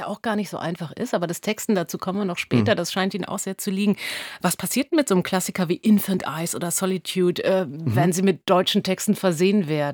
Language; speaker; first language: German; native; German